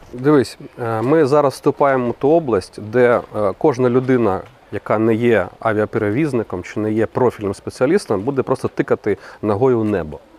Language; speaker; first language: Ukrainian; non-native, local second language; Russian